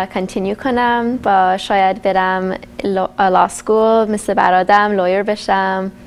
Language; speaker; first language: Persian; early bilingual, heritage; Persian